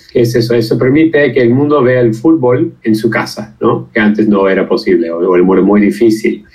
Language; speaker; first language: Spanish; non-native, fluent; English